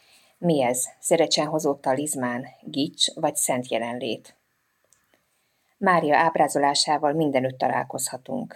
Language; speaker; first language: Hungarian; native; Hungarian